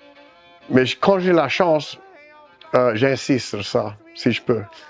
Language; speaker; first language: French; early bilingual, heritage; French